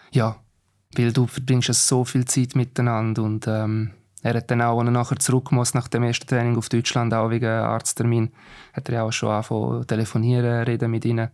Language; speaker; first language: German; native; German